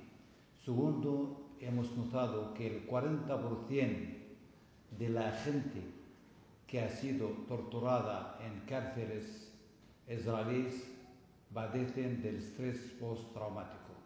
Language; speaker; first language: Spanish; non-native, fluent; Arabic